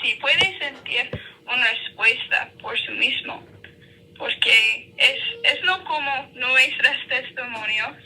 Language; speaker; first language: Spanish; non-native, learner; English